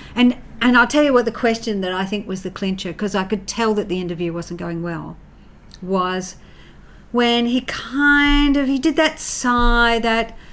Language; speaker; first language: English; native; English